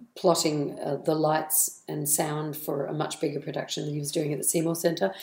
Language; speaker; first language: English; native; English